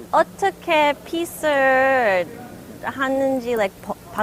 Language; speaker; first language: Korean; early bilingual, heritage; English